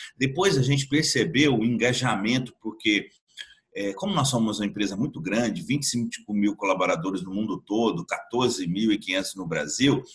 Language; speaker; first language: Portuguese; native; Portuguese